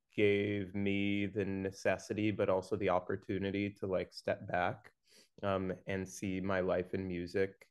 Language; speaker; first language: English; native; English